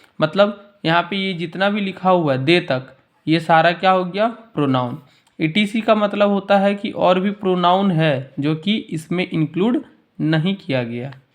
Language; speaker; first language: Hindi; native; Hindi